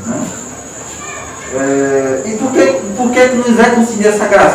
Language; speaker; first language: Portuguese; native; Portuguese